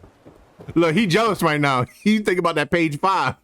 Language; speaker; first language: English; native; English